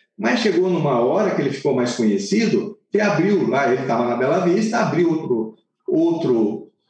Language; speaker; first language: Portuguese; non-native, fluent; Italian